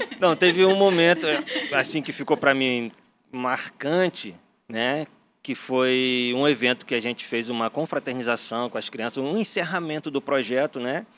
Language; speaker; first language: Portuguese; native; Portuguese